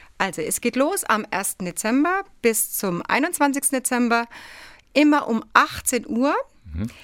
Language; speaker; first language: German; native; German